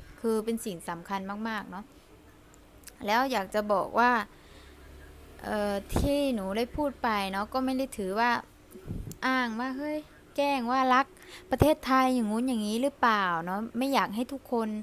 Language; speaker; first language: Thai; early bilingual, other home language; Lao